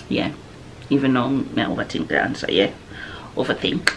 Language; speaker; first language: English; non-native, local second language; Jamaican Creole English